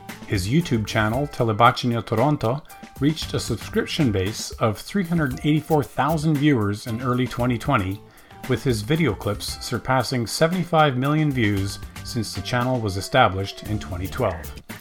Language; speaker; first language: English; early bilingual, other home language; Ukrainian